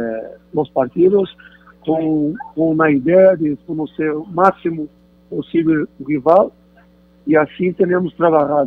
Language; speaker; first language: Spanish; non-native, fluent; Portuguese